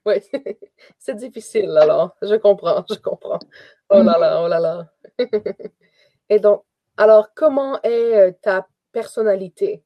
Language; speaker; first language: French; native; French